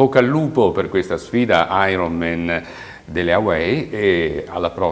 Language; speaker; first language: Italian; native; Italian